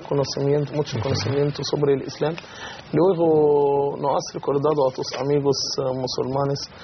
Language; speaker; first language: Spanish; non-native, fluent; Arabic